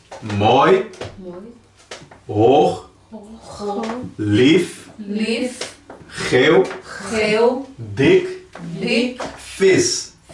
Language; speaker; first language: Dutch; non-native, learner; Portuguese